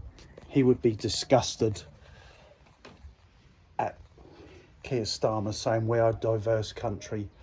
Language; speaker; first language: English; native; English